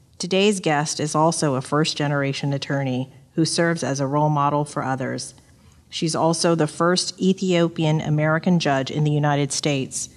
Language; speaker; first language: English; native; English